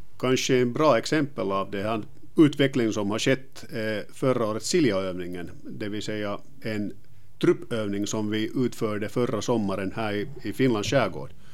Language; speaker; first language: Swedish; non-native, local second language; Finnish